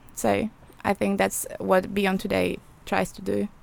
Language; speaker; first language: English; non-native, fluent; Polish